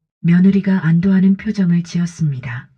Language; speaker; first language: Korean; native; Korean